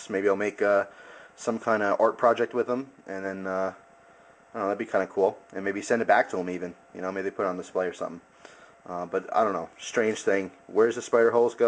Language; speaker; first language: English; native; English